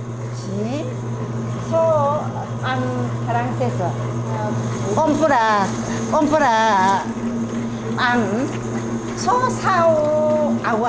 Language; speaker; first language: Portuguese; non-native, learner; Korean